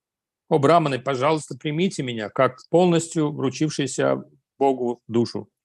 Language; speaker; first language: Russian; native; Russian